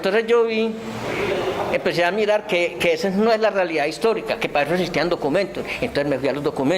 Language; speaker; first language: Spanish; native; Spanish